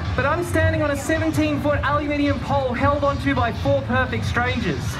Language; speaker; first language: English; native; English